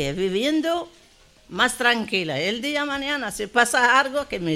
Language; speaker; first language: Spanish; non-native, learner; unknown